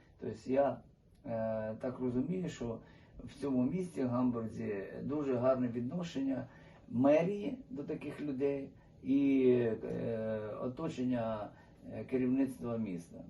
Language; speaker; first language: Ukrainian; native; Ukrainian